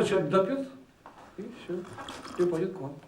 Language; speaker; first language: Russian; native; Russian